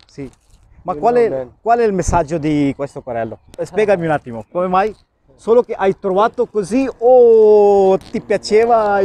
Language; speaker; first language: Italian; non-native, fluent; Urdu